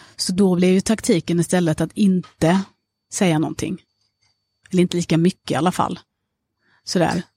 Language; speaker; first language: Swedish; early bilingual, other home language; Amharic